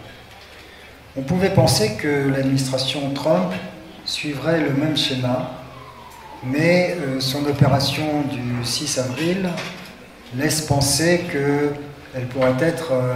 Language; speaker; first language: French; native; French